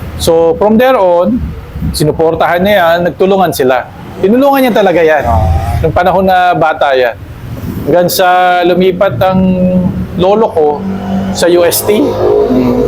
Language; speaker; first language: Filipino; native; Filipino